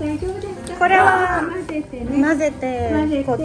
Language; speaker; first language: Japanese; non-native, learner; Filipino